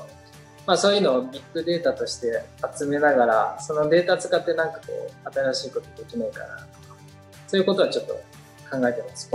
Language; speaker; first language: Japanese; native; Japanese